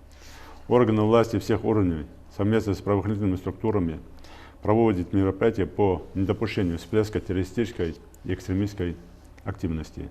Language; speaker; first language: Russian; non-native, local second language; Ingush